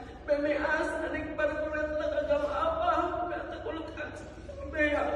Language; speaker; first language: Hebrew; non-native, learner; Filipino